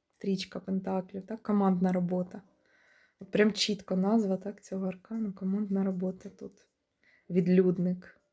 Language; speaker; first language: Ukrainian; non-native, local second language; Russian